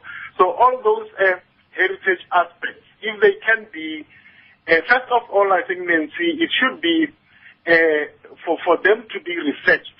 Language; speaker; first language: English; non-native, local second language; Northern Sotho